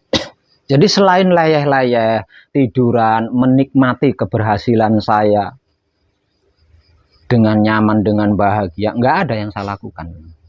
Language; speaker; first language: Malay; non-native, local second language; Javanese